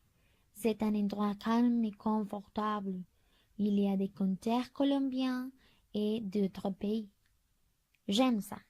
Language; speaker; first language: French; non-native, learner; Spanish